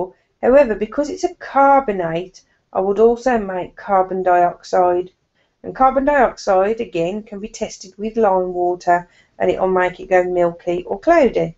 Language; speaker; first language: English; native; English